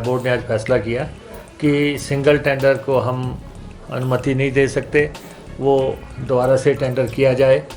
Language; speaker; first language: Hindi; native; Hindi